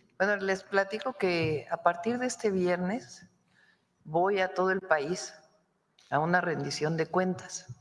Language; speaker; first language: Spanish; native; Spanish